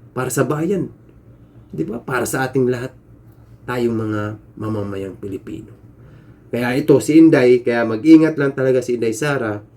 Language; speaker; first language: Filipino; native; Filipino